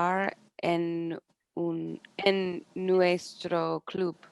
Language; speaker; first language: Spanish; non-native, learner; English